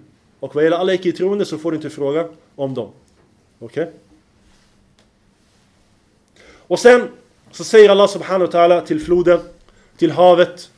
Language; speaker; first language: Swedish; non-native, fluent; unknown